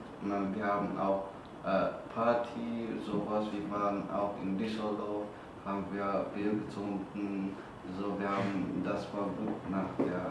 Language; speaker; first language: German; non-native, learner; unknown